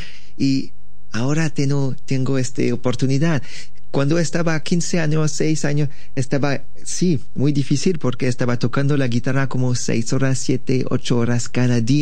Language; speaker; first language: Spanish; non-native, learner; French